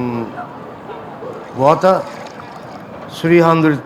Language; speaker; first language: English; non-native, learner; Japanese